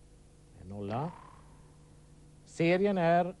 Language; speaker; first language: Swedish; native; Swedish